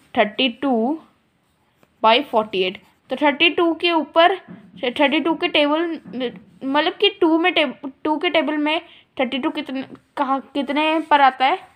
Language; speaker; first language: Hindi; non-native, local second language; Punjabi